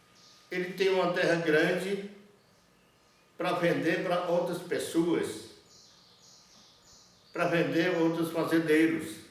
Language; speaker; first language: Portuguese; non-native, local second language; Yanomámi